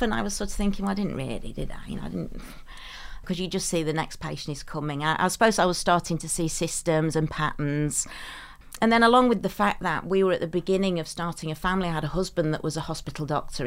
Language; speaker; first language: English; native; English